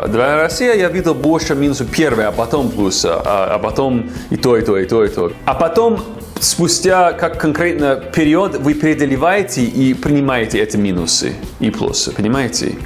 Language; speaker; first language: Russian; non-native, fluent; English